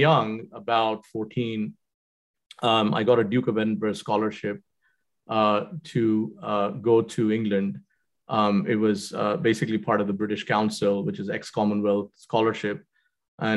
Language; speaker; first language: English; non-native, local second language; Hindi